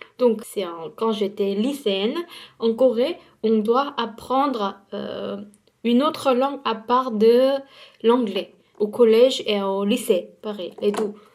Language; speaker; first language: French; non-native, fluent; Korean